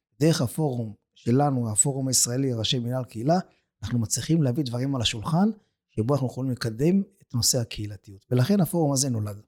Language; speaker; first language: Hebrew; native; Hebrew